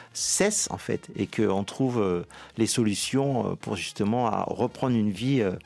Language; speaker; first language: French; native; French